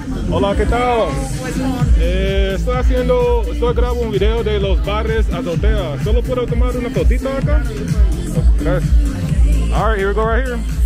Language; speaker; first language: Spanish; non-native, learner; English